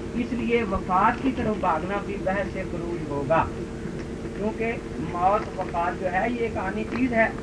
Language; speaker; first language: Urdu; native; Urdu